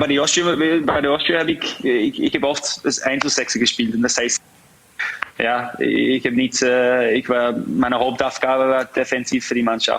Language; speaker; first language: German; non-native, fluent; English